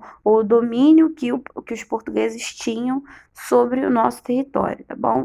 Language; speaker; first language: Portuguese; native; Portuguese